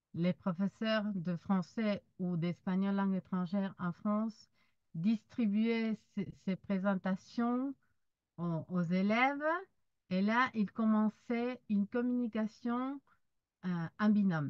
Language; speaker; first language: French; non-native, fluent; Spanish